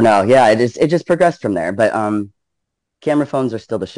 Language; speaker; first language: English; native; English